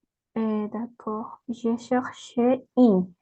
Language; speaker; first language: French; non-native, learner; Spanish